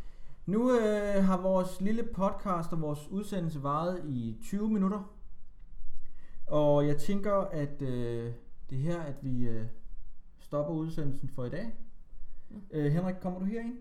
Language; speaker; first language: Danish; native; Danish